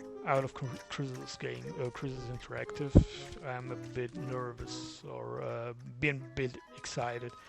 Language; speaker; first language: English; non-native, fluent; German